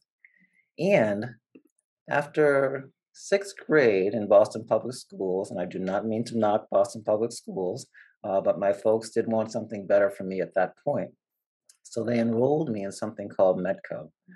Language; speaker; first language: English; native; English